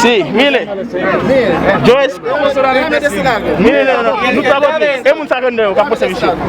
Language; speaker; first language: Spanish; non-native, learner; Haitian Creole